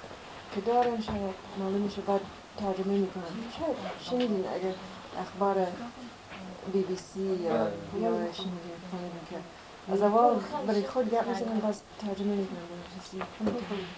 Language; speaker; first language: Persian; non-native, fluent; English